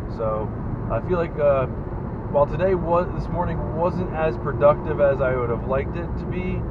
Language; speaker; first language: English; native; English